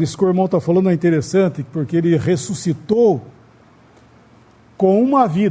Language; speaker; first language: Portuguese; native; Portuguese